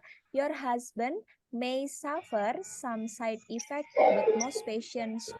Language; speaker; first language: English; non-native, fluent; Indonesian